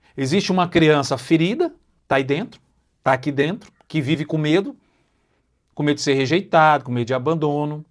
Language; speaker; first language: Portuguese; native; Portuguese